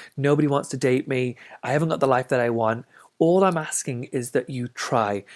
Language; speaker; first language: English; native; English